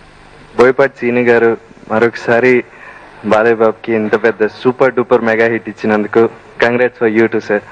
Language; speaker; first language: Telugu; native; Telugu